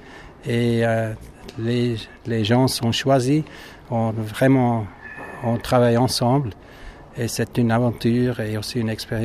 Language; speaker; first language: French; non-native, fluent; German